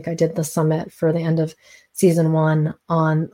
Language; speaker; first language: English; native; English